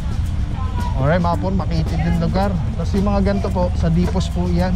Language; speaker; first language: Filipino; native; Filipino